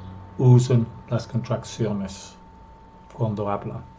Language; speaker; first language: Spanish; non-native, fluent; English